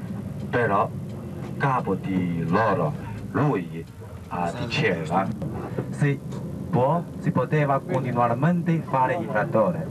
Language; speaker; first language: Italian; non-native, fluent; Chinese